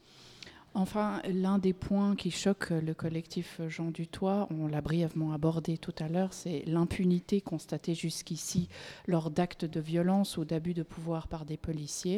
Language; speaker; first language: French; native; French